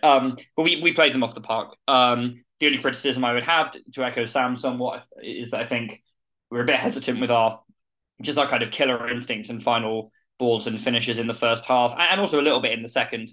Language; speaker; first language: English; native; English